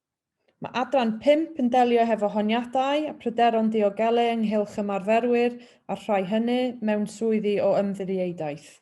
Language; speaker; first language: Welsh; native; Welsh